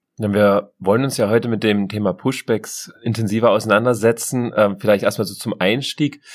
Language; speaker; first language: German; native; German